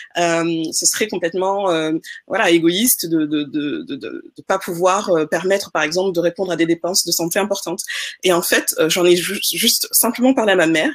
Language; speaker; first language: French; non-native, local second language; Wolof